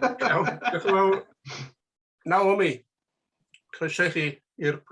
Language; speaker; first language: Welsh; native; Welsh